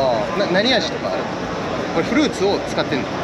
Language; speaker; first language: Japanese; native; Japanese